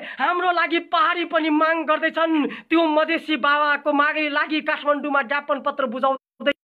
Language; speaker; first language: Nepali; non-native, local second language; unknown